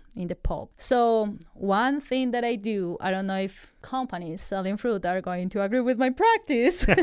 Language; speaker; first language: English; non-native, fluent; Spanish